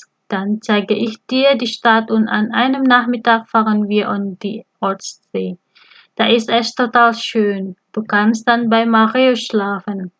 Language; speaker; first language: German; non-native, fluent; Indonesian